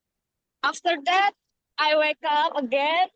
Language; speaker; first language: English; non-native, learner; Indonesian